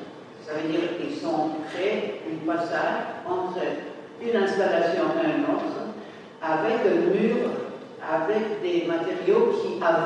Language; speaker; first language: French; non-native, fluent; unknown